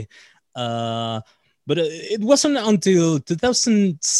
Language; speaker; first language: English; non-native, fluent; Spanish